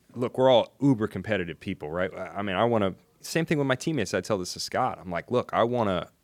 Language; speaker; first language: English; native; English